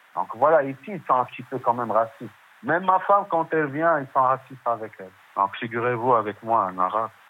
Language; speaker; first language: French; non-native, local second language; Arabic